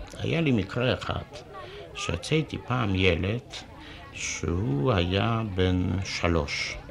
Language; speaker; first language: Hebrew; non-native, fluent; Yiddish